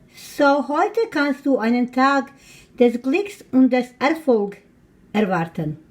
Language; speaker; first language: German; non-native, fluent; Croatian